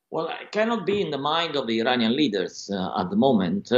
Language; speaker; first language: English; non-native, fluent; Italian